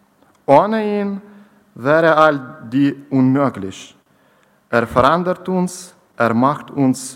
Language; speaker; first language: German; non-native, learner; Ukrainian